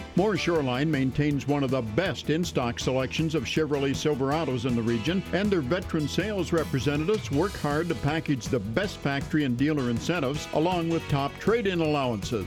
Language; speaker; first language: English; native; English